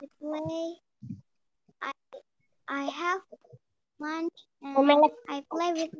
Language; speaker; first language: English; non-native, local second language; Indonesian